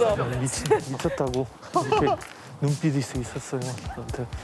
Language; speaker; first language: Korean; early bilingual, heritage; Korean